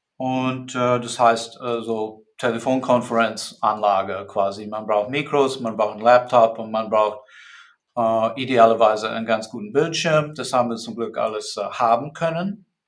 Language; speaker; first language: German; non-native, fluent; English